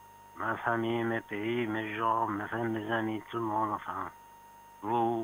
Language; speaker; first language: French; non-native, fluent; Persian